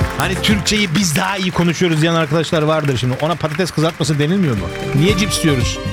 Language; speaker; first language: Turkish; early bilingual, heritage; Turkish